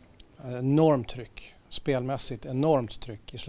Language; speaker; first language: Swedish; native; Swedish